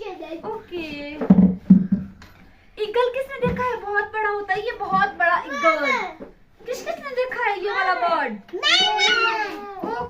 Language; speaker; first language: Hindi; native; Hindi